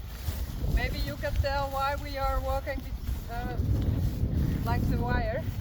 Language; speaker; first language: English; non-native, learner; Western Frisian